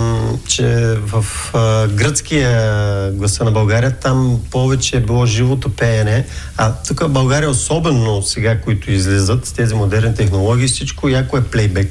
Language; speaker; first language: Bulgarian; native; Bulgarian